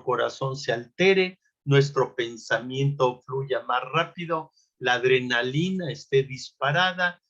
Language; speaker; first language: Spanish; native; Spanish